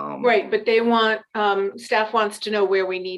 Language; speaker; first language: English; native; English